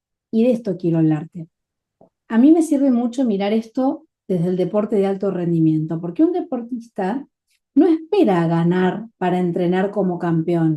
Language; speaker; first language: Spanish; native; Spanish